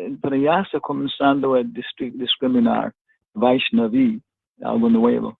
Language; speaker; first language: Spanish; non-native, fluent; English